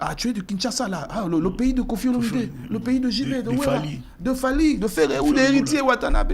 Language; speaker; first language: French; non-native, local second language; Lingala